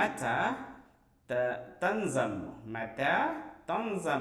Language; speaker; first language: Arabic; non-native, fluent; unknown